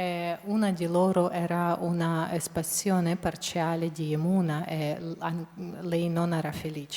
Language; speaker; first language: Italian; non-native, fluent; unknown